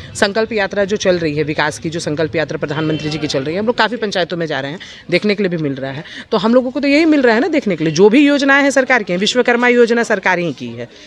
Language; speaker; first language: Hindi; native; Hindi